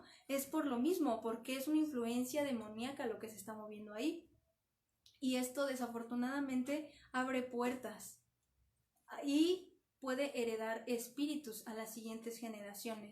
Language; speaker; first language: Spanish; native; Spanish